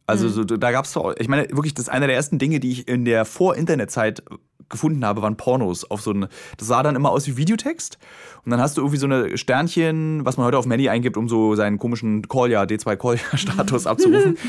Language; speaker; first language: German; native; German